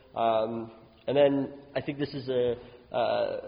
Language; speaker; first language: English; native; English